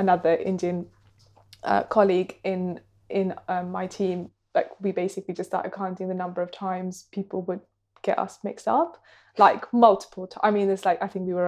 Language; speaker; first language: English; non-native, local second language; Hindi